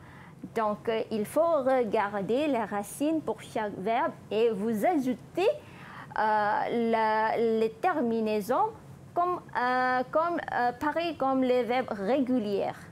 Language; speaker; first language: French; non-native, fluent; Malay